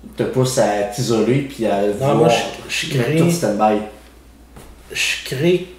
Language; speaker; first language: French; native; French